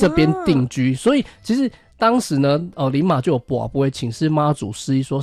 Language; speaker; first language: Chinese; native; Chinese